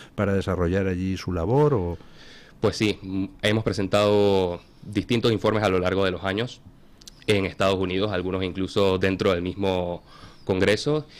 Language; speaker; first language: Spanish; native; Spanish